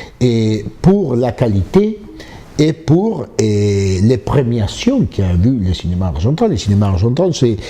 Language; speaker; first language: French; non-native, fluent; Spanish